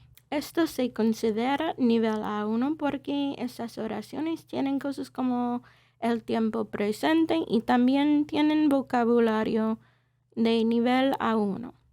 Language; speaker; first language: Spanish; non-native, learner; English